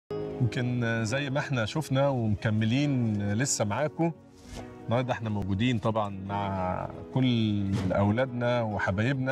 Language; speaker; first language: Arabic; native; Arabic